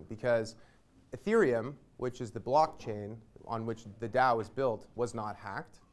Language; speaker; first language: English; native; English